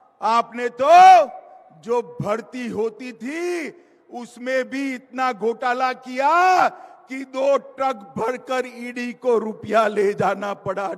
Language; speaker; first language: Hindi; non-native, local second language; Gujarati